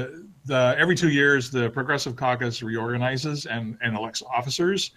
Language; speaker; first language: English; native; English